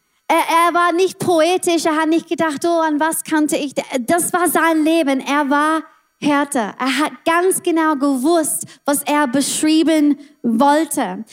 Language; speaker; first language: German; non-native, learner; English